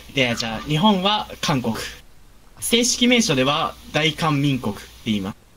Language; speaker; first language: Japanese; native; Japanese